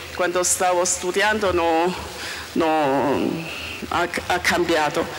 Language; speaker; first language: Italian; non-native, learner; Chinese